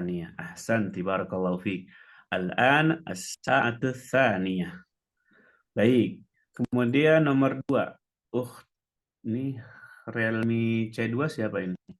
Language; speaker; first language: Indonesian; native; Indonesian